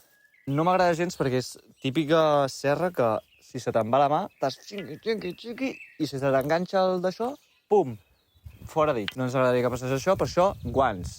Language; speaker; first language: Catalan; native; Catalan